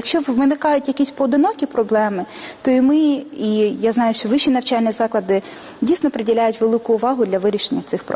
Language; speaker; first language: Ukrainian; native; Ukrainian